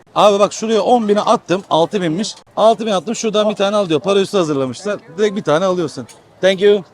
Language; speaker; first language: Turkish; native; Turkish